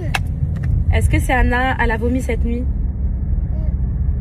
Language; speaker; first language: French; native; French